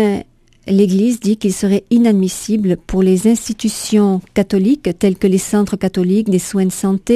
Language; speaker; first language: French; native; French